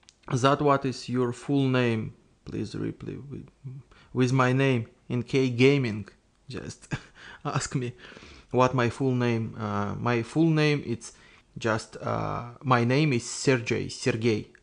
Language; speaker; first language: English; non-native, learner; Russian